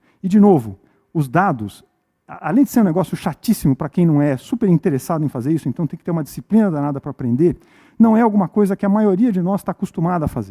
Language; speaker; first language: Portuguese; native; Portuguese